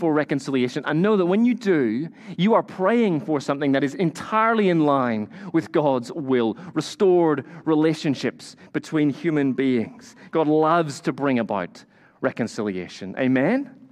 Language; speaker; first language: English; native; English